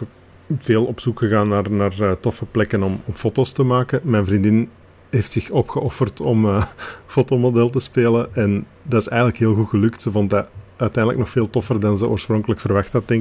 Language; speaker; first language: Dutch; native; Dutch